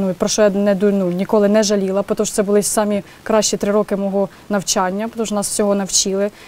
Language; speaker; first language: Ukrainian; native; Ukrainian